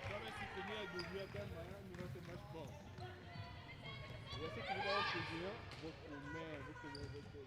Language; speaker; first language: Portuguese; non-native, learner; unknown